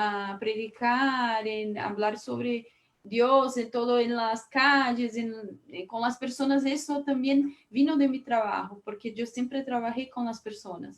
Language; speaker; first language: Spanish; non-native, fluent; Portuguese